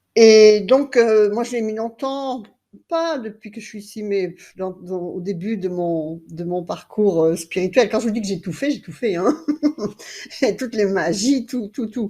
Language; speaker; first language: French; native; French